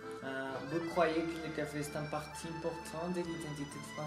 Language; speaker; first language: French; non-native, learner; Spanish